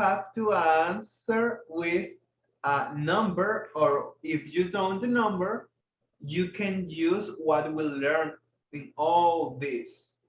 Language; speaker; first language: English; non-native, fluent; Spanish